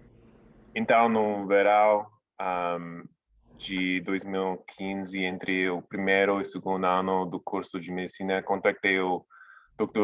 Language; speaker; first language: Portuguese; non-native, fluent; English